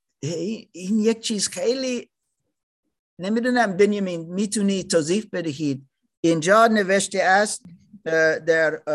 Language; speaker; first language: Persian; non-native, learner; German